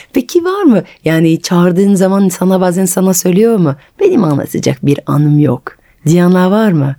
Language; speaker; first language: Turkish; non-native, fluent; French